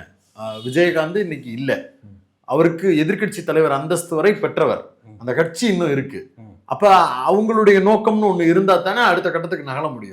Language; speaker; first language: Tamil; native; Tamil